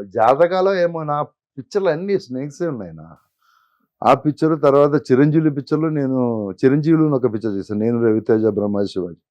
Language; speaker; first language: Telugu; non-native, fluent; Malayalam